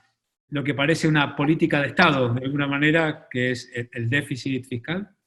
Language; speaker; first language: Spanish; native; Spanish